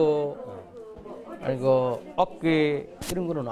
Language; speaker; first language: Korean; non-native, learner; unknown